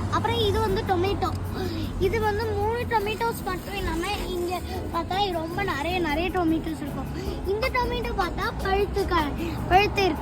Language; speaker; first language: Tamil; early bilingual, heritage; Tamil